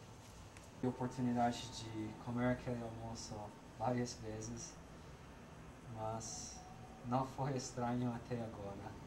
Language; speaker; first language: Portuguese; non-native, fluent; English